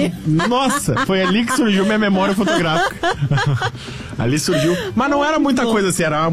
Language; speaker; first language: Portuguese; native; Portuguese